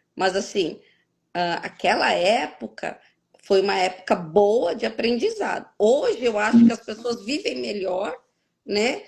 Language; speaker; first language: Portuguese; native; Portuguese